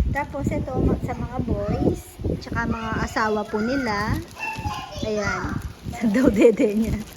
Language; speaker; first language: Filipino; native; Filipino